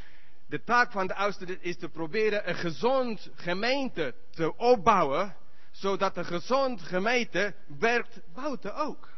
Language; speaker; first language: Dutch; non-native, learner; English